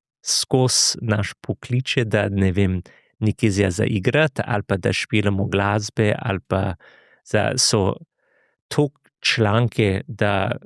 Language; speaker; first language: Slovenian; non-native, fluent; English